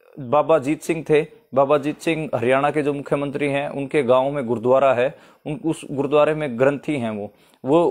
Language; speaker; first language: Hindi; native; Hindi